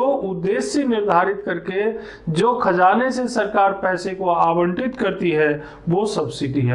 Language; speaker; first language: Hindi; native; Hindi